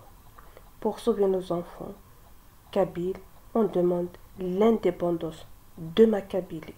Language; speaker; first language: French; non-native, local second language; Kabyle